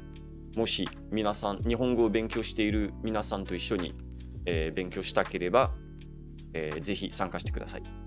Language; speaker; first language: Japanese; non-native, learner; French